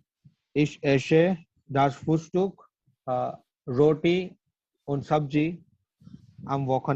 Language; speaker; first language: German; non-native, learner; Gujarati